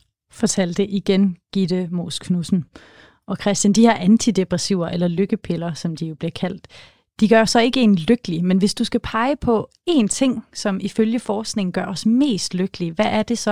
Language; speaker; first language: Danish; native; Danish